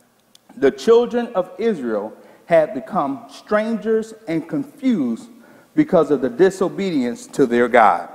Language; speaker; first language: English; native; English